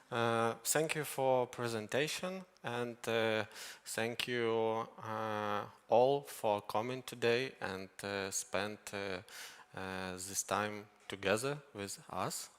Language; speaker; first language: English; non-native, learner; Ukrainian